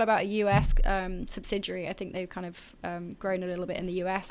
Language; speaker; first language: English; native; English